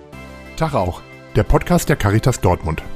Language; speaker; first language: German; native; German